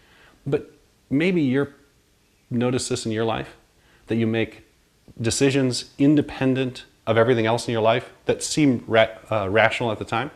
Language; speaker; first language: English; native; English